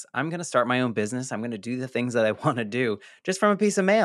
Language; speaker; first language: English; native; English